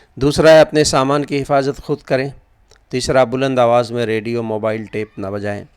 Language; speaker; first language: Urdu; native; Urdu